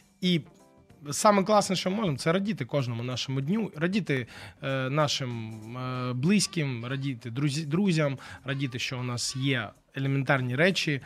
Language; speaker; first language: Ukrainian; non-native, local second language; Russian